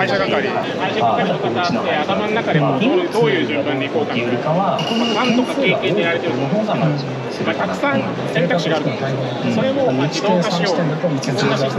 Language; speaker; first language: Japanese; native; Japanese